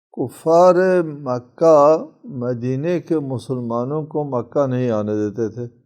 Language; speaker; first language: Urdu; non-native, local second language; Balti